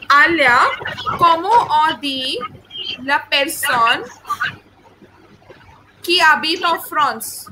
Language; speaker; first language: French; non-native, fluent; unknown